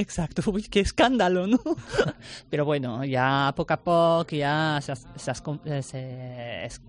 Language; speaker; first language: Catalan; non-native, learner; Japanese